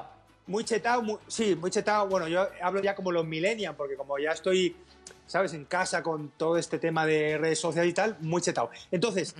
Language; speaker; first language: Spanish; native; Spanish